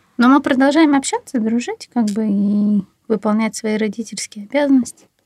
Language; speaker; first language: Russian; native; Russian